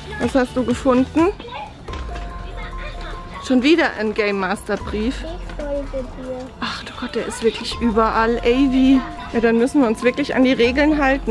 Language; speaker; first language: German; native; German